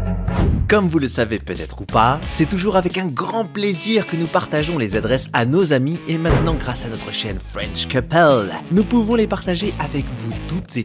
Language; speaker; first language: French; native; French